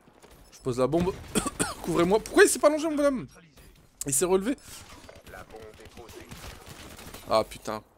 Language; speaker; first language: French; native; French